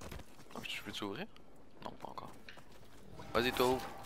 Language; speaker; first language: French; native; French